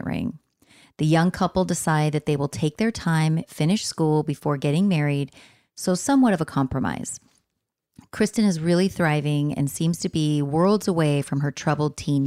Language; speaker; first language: English; native; English